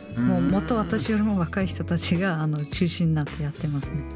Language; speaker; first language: Japanese; non-native, fluent; Uzbek